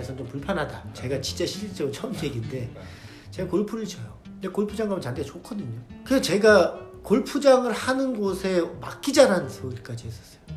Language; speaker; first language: Korean; native; Korean